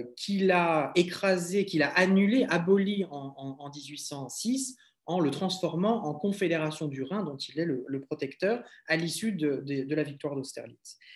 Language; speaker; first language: French; native; French